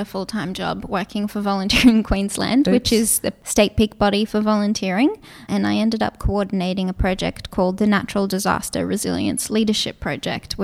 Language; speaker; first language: English; non-native, local second language; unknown